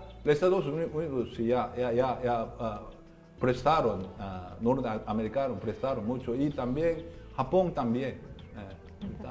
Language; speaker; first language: Spanish; non-native, learner; Korean